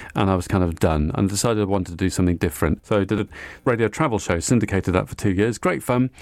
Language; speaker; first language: English; native; English